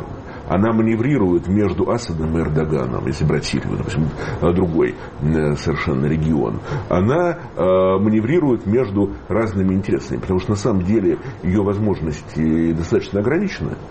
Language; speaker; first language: Russian; native; Russian